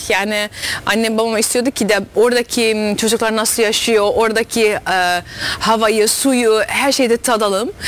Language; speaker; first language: Turkish; early bilingual, heritage; Dutch